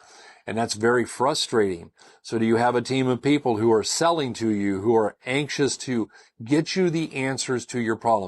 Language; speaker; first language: English; native; English